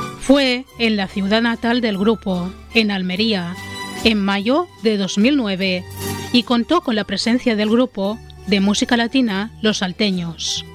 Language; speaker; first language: Spanish; native; Spanish